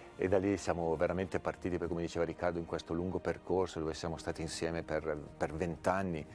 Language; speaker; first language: Italian; native; Italian